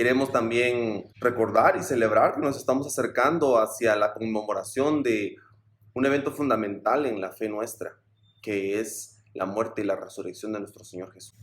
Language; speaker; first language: Spanish; native; Spanish